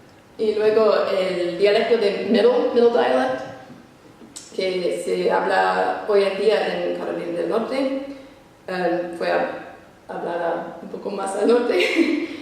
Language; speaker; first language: Spanish; non-native, fluent; English